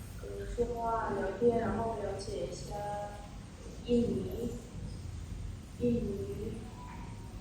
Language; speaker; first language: Chinese; non-native, learner; Vietnamese